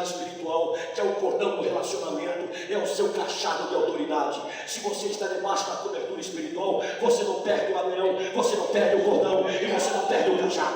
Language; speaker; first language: Portuguese; native; Portuguese